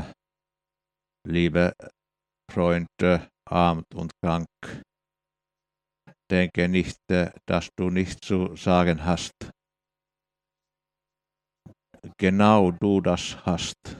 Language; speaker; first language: German; non-native, fluent; Finnish